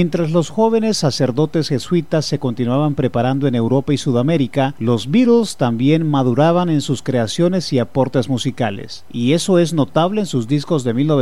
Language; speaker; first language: Spanish; native; Spanish